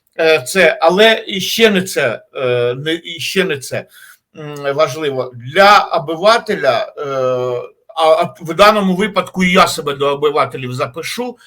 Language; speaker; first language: Ukrainian; native; Ukrainian